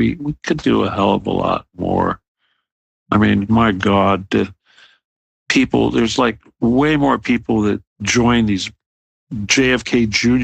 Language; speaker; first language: English; native; English